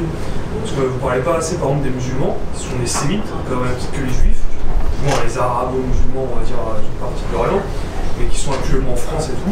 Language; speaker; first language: French; native; French